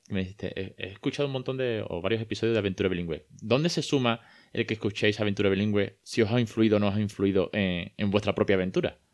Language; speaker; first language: Spanish; native; Spanish